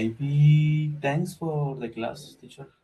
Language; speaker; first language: English; non-native, learner; Spanish